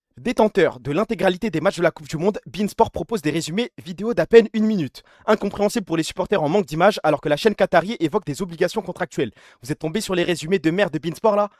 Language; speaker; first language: French; early bilingual, other home language; Arabic